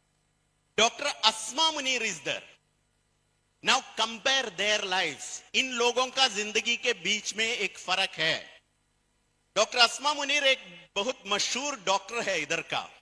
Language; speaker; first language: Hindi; non-native, fluent; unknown